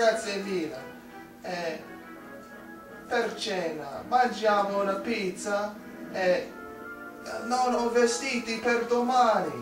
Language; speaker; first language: Italian; non-native, learner; English